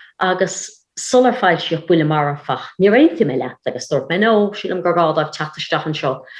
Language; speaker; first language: Irish; native; Irish